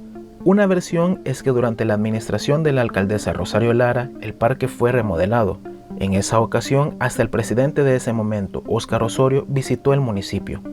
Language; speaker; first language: Spanish; native; Spanish